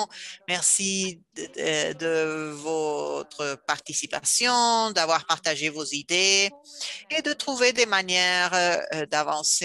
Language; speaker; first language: French; non-native, fluent; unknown